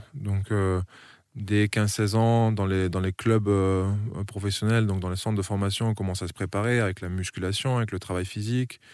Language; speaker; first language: French; native; French